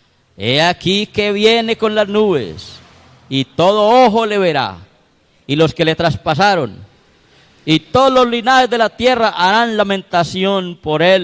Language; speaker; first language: Spanish; native; Spanish